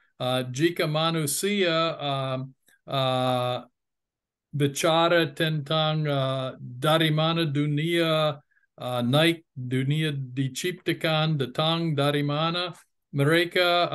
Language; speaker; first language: Indonesian; non-native, fluent; English